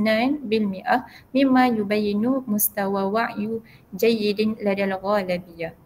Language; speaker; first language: Arabic; non-native, learner; Malay